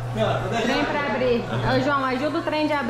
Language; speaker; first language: Portuguese; native; Portuguese